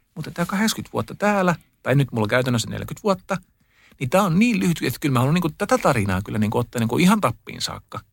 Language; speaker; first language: Finnish; early bilingual, heritage; Finnish